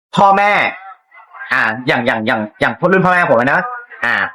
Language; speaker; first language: Thai; native; Thai